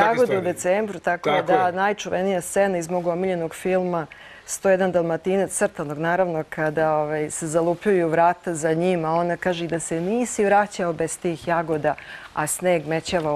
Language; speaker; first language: Croatian; native; Croatian